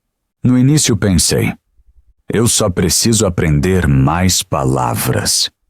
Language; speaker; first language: Portuguese; non-native, fluent; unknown